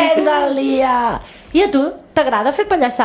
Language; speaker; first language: Catalan; native; Catalan